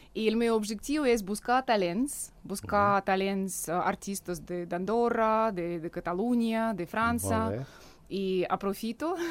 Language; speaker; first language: Catalan; non-native, fluent; Russian